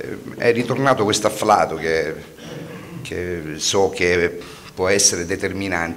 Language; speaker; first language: Italian; native; Italian